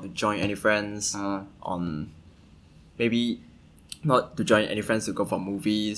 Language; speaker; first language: English; non-native, local second language; Chinese